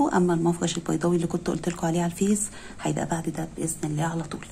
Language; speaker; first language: Arabic; native; Arabic